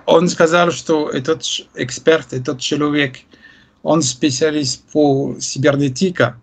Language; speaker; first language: Russian; non-native, fluent; French